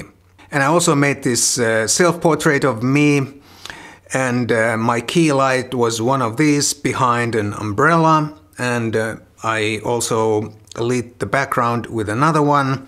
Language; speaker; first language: English; non-native, fluent; Finnish